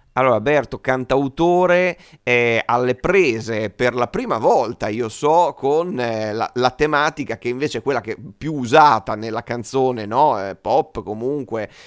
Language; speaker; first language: Italian; native; Italian